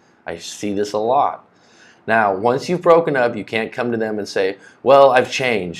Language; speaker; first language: English; native; English